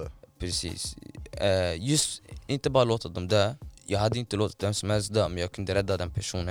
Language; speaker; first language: Swedish; non-native, fluent; Somali